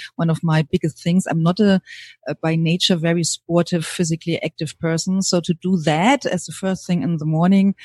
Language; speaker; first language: English; non-native, fluent; German